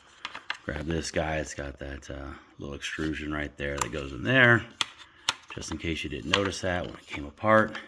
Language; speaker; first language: English; native; English